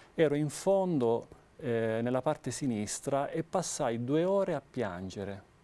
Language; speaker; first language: Italian; native; Italian